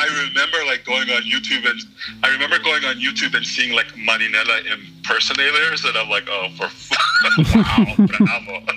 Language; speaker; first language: English; early bilingual, other home language; Greek